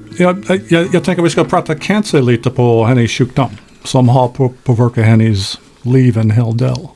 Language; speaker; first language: Swedish; non-native, learner; English